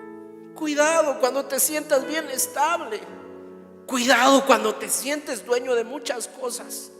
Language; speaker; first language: Spanish; native; Spanish